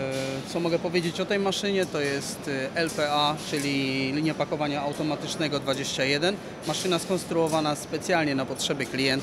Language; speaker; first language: Polish; native; Polish